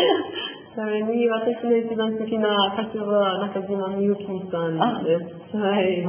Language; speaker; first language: Japanese; non-native, learner; Persian